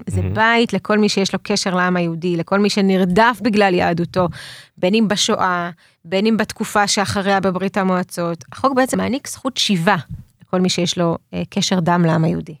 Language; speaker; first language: Hebrew; early bilingual, other home language; Russian